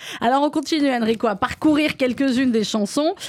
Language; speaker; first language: French; native; French